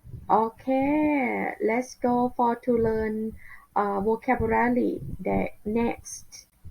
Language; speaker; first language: English; non-native, learner; Thai